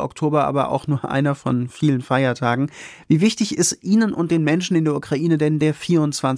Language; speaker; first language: German; native; German